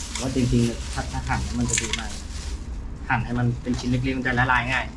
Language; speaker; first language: Thai; native; Thai